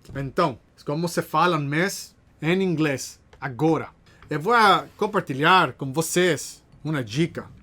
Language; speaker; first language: Portuguese; non-native, learner; Spanish